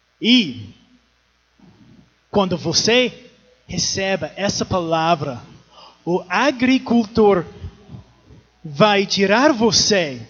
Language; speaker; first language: Portuguese; non-native, learner; English